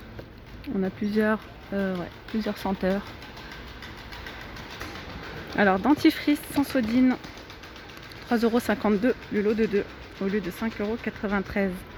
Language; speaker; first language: French; native; French